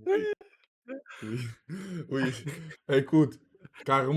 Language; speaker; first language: French; non-native, learner; Russian